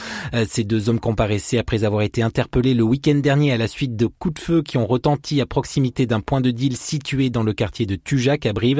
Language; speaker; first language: French; native; French